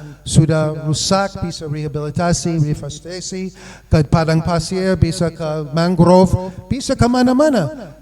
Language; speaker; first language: Indonesian; non-native, fluent; English